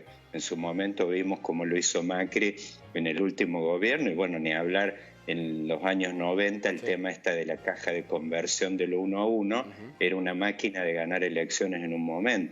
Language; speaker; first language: Spanish; native; Spanish